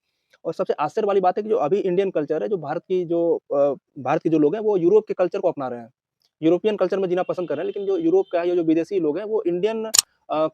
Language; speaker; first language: Hindi; native; Hindi